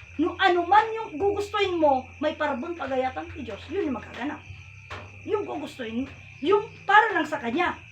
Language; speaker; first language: Filipino; non-native, local second language; Iloko